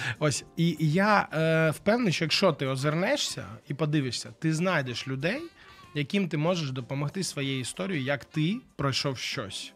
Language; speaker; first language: Ukrainian; non-native, local second language; Russian